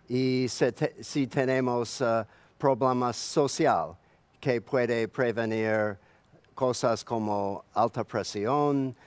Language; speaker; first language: Spanish; non-native, learner; English